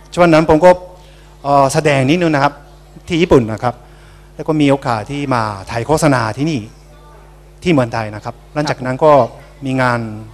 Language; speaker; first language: Thai; non-native, fluent; Japanese